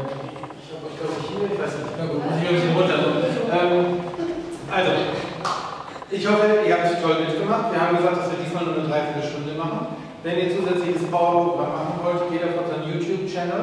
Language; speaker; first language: German; native; German